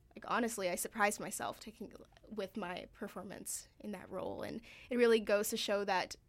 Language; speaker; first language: English; early bilingual, other home language; Filipino